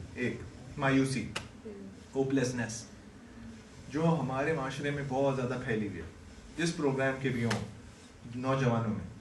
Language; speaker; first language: Urdu; native; Urdu